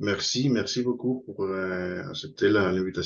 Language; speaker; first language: French; non-native, learner; Spanish